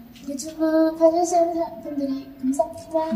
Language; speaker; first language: Korean; non-native, learner; Japanese